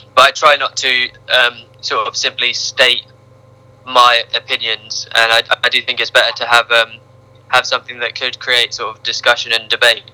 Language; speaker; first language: English; native; English